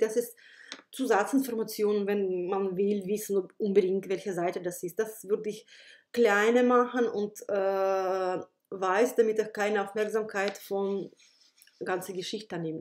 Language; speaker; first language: German; non-native, fluent; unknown